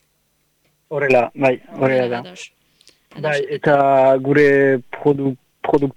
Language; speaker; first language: Basque; non-native, local second language; French